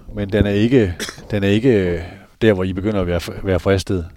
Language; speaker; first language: Danish; native; Danish